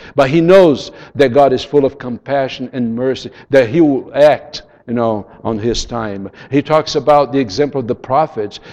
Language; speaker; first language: English; non-native, fluent; Portuguese